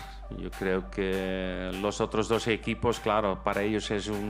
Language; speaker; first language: Spanish; non-native, fluent; Dutch